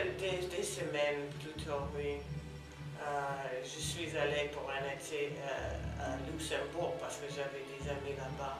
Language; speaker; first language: French; non-native, fluent; English